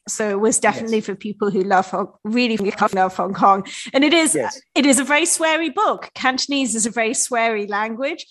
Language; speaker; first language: English; native; English